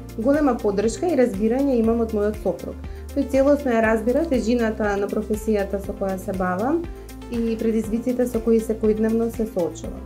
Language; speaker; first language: Macedonian; early bilingual, other home language; Croatian